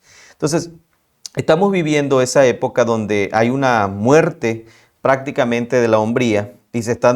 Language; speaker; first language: Spanish; native; Spanish